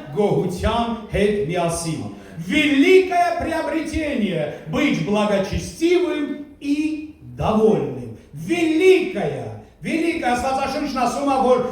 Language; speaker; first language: Armenian; early bilingual, heritage; Armenian